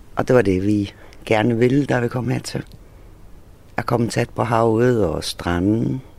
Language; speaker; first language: Danish; non-native, local second language; Faroese